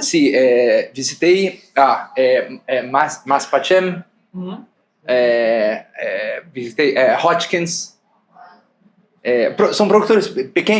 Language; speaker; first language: Spanish; non-native, fluent; Portuguese